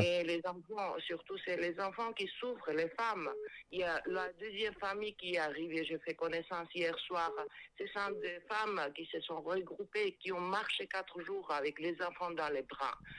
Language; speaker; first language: French; non-native, fluent; Georgian